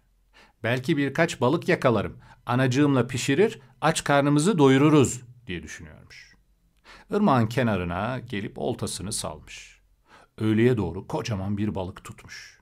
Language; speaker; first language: Turkish; native; Turkish